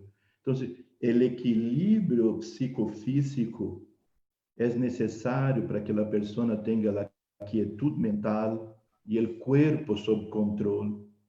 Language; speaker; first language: Spanish; non-native, fluent; Portuguese